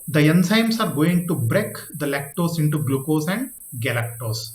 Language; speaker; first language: English; non-native, local second language; Kannada